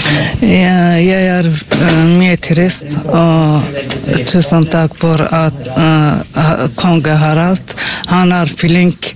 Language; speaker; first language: Norwegian; non-native, learner; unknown